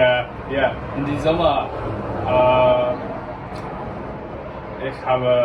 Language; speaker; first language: German; non-native, learner; English